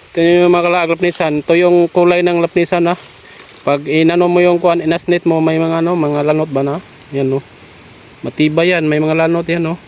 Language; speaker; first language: Filipino; non-native, local second language; Cebuano